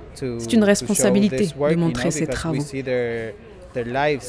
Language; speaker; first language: French; non-native, fluent; Spanish